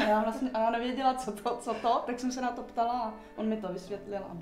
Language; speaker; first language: Czech; native; Czech